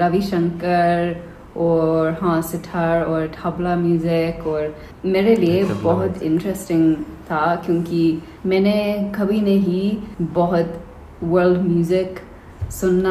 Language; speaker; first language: Hindi; non-native, learner; English